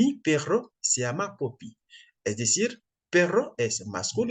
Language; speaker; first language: Spanish; non-native, fluent; French